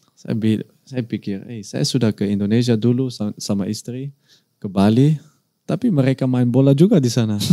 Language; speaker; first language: Indonesian; non-native, learner; Dutch